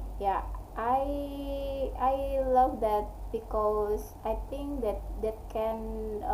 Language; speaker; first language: English; non-native, learner; Indonesian